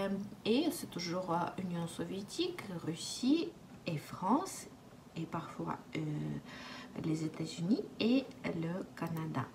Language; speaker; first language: French; non-native, fluent; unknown